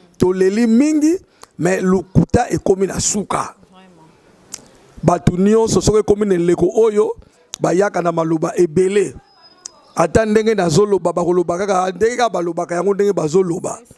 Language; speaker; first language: Lingala; native; Lingala